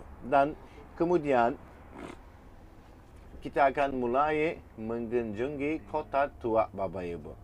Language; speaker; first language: Indonesian; non-native, fluent; Turkish